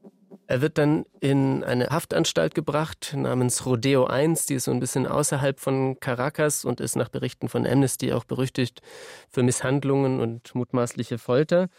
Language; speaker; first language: German; native; German